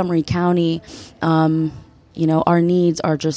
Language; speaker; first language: English; early bilingual, other home language; Spanish